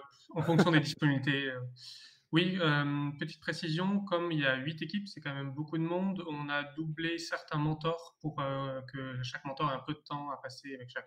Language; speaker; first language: French; native; French